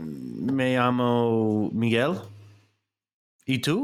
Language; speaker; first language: Spanish; non-native, learner; English